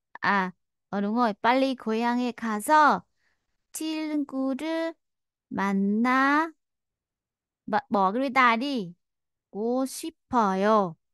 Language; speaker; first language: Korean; non-native, fluent; Vietnamese